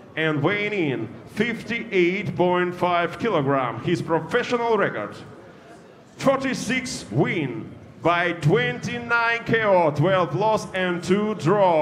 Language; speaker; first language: English; non-native, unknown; Russian